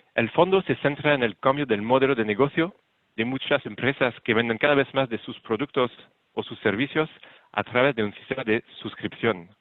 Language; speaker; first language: Spanish; non-native, fluent; French